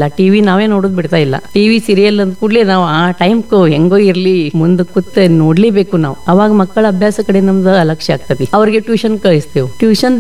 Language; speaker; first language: Kannada; non-native, local second language; Marathi